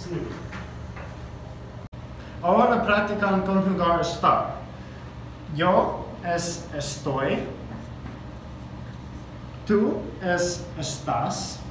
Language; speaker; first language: Spanish; non-native, learner; English